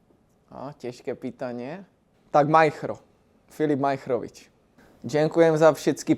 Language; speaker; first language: Polish; non-native, learner; Czech